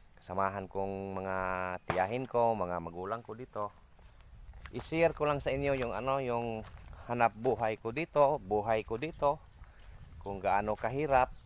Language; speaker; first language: Filipino; non-native, local second language; Cebuano